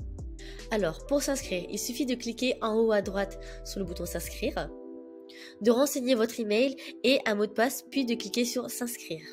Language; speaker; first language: French; native; French